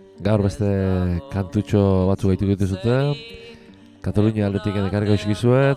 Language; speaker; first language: Basque; native; Basque